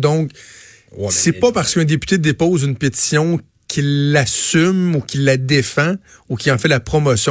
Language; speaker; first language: French; native; French